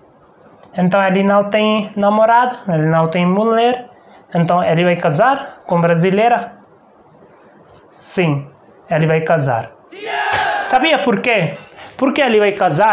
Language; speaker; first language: Portuguese; non-native, learner; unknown